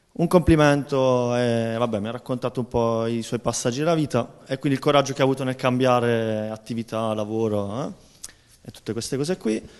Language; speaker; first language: Italian; native; Italian